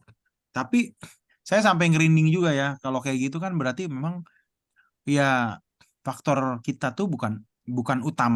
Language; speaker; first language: Indonesian; native; Indonesian